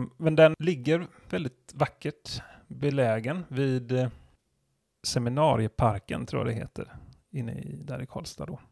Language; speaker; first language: Swedish; native; Swedish